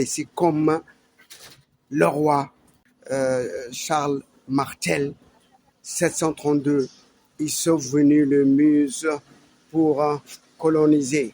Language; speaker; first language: French; non-native, learner; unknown